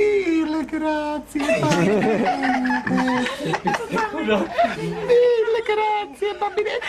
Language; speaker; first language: Italian; non-native, learner; Czech